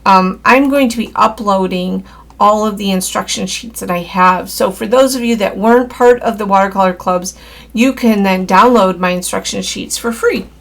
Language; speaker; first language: English; native; English